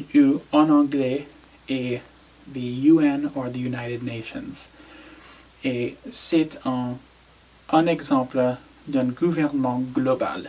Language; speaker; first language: French; non-native, learner; English